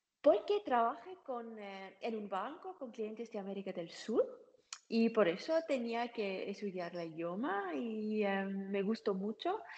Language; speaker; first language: Spanish; non-native, learner; German